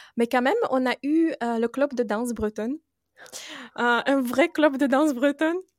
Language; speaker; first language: French; non-native, fluent; Russian